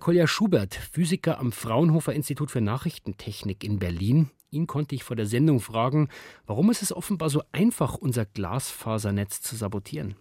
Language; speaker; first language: German; native; German